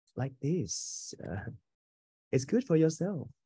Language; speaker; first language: English; non-native, fluent; Vietnamese